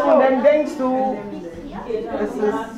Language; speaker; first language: German; non-native, fluent; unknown